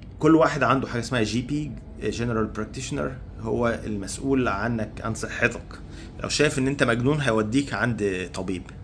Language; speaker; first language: Arabic; native; Arabic